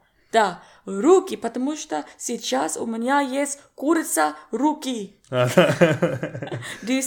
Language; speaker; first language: Russian; non-native, learner; English